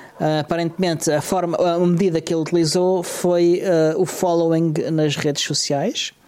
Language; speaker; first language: Portuguese; native; Portuguese